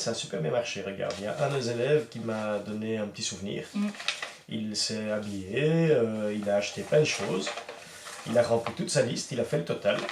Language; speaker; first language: French; native; French